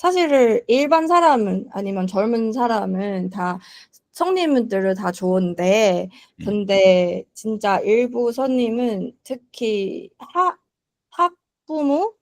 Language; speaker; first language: Korean; non-native, learner; Chinese